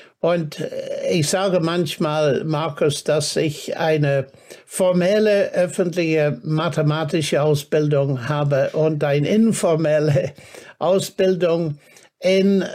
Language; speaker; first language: German; non-native, fluent; English